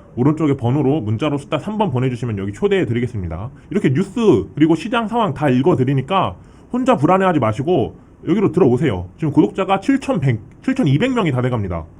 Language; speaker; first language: Korean; early bilingual, heritage; Korean